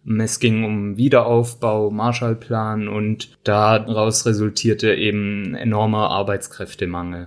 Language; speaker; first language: German; early bilingual, other home language; Turkish